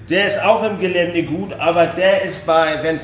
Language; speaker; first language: German; native; German